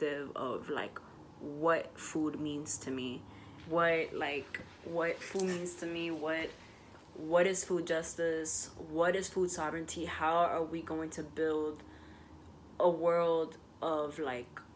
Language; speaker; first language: English; native; English